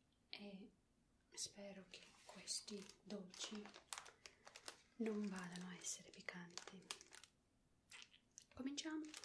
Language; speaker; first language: Italian; non-native, learner; Spanish